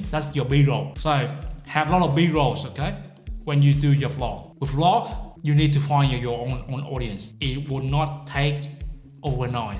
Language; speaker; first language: English; non-native, fluent; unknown